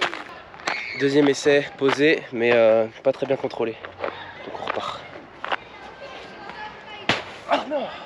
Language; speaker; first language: French; native; French